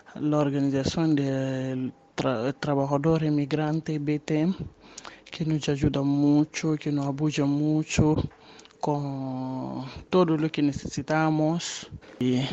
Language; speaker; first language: Spanish; non-native, learner; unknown